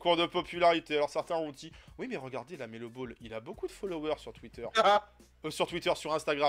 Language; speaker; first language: French; native; French